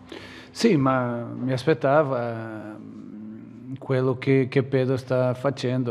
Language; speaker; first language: Italian; non-native, fluent; Portuguese